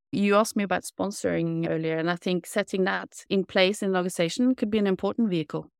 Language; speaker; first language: English; non-native, fluent; Norwegian